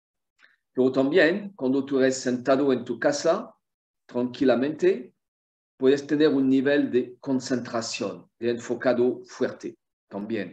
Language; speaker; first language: Spanish; non-native, fluent; French